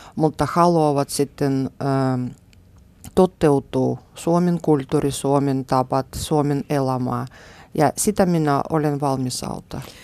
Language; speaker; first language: Finnish; non-native, learner; Russian